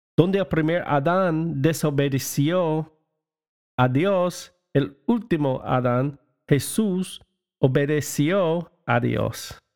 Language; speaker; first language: Spanish; non-native, learner; English